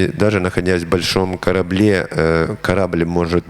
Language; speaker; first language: Russian; native; Russian